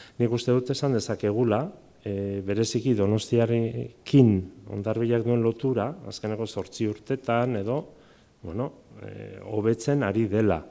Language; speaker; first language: Basque; native; Basque